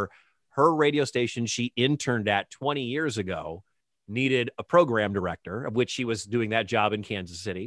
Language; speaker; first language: English; native; English